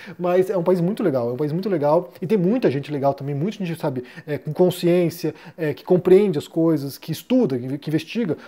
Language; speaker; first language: Portuguese; native; Portuguese